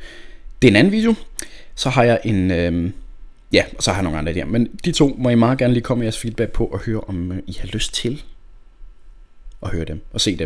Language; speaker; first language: Danish; native; Danish